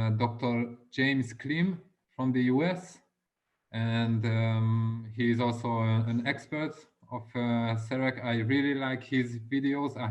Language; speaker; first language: English; non-native, fluent; Hungarian